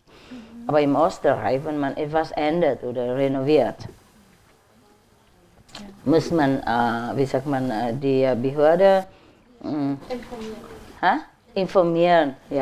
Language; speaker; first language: German; non-native, learner; Vietnamese